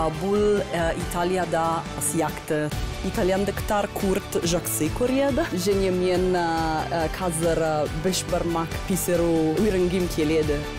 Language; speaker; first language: Kazakh; non-native, learner; Italian